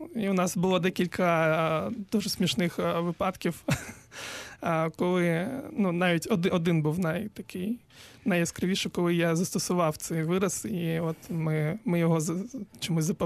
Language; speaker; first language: Ukrainian; non-native, local second language; Crimean Tatar